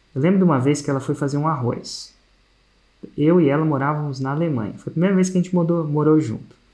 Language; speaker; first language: Portuguese; native; Portuguese